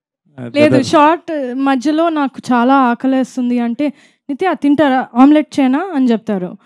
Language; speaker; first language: Telugu; non-native, fluent; Malayalam